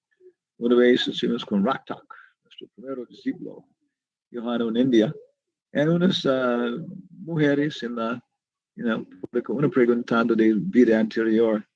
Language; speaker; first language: Spanish; non-native, learner; English